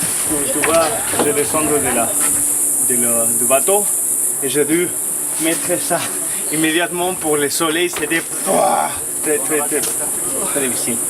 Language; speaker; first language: French; non-native, learner; Spanish